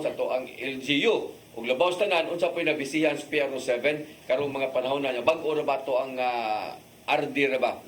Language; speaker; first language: Cebuano; native; Cebuano